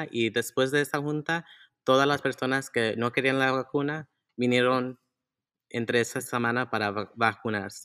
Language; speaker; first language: Spanish; early bilingual, heritage; Spanish